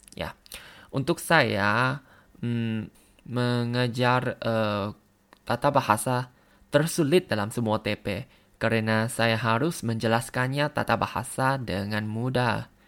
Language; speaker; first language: Indonesian; non-native, learner; Thai